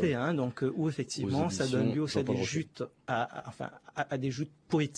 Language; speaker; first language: French; native; French